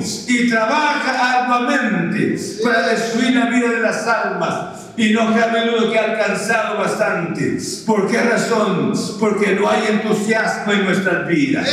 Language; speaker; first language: Spanish; native; Spanish